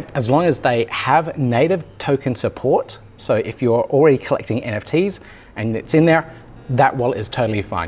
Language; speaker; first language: English; native; English